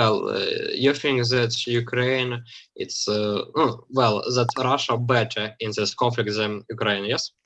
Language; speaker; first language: English; non-native, learner; Russian